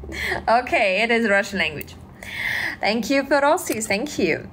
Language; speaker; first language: English; non-native, learner; Russian